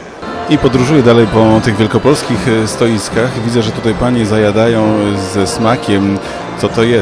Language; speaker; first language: Polish; native; Polish